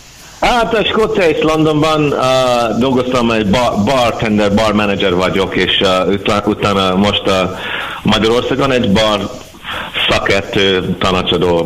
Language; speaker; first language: Hungarian; non-native, learner; English